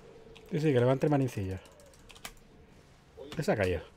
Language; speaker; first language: Spanish; native; Spanish